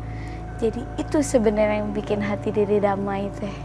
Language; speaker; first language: Indonesian; native; Indonesian